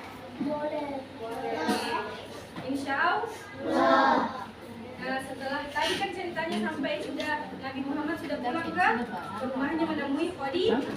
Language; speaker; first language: Indonesian; native; Indonesian